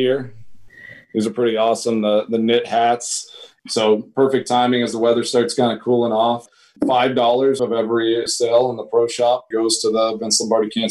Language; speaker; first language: English; native; English